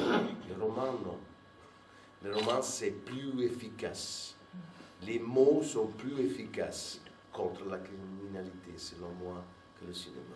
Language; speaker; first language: French; non-native, fluent; Italian